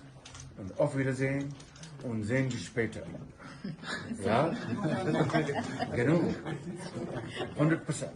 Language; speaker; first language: German; non-native, learner; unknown